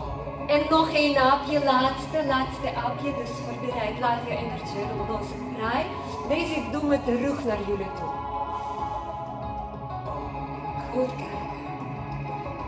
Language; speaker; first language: Dutch; non-native, learner; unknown